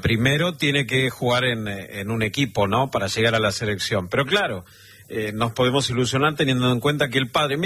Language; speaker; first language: Spanish; native; Spanish